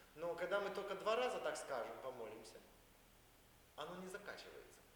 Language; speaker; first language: Russian; native; Russian